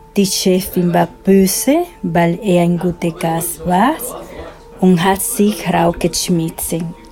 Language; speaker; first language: German; non-native, fluent; Spanish